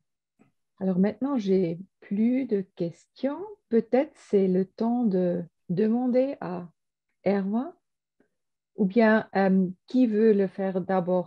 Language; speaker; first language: French; non-native, fluent; German